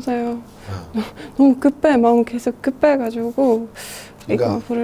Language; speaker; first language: Korean; non-native, learner; Estonian